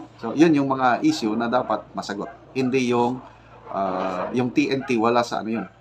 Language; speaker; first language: Filipino; native; Filipino